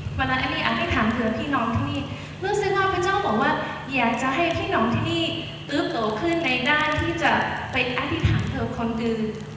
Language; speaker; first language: Thai; non-native, fluent; English